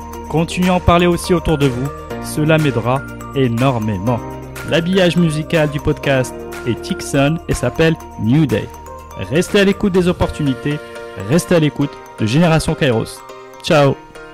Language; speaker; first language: French; non-native, local second language; Arabic